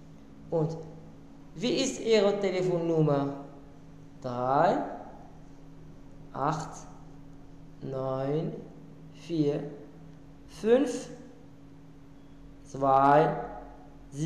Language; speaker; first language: German; non-native, learner; Arabic